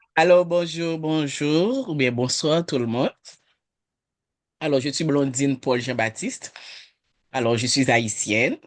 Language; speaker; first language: French; non-native, local second language; Haitian Creole